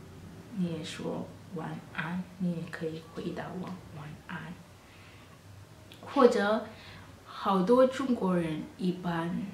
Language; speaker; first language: Chinese; non-native, fluent; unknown